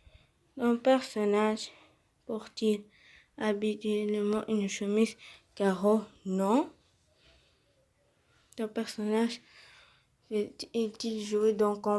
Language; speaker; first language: French; non-native, learner; Arabic